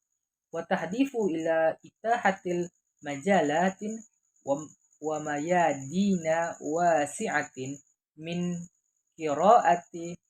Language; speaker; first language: Arabic; non-native, fluent; Indonesian